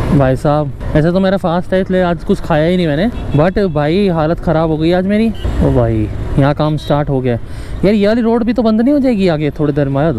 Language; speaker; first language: Hindi; native; Hindi